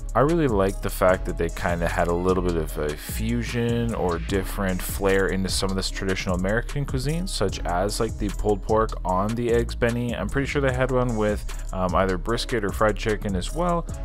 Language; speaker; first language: English; native; English